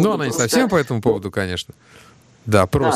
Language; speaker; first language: Russian; native; Russian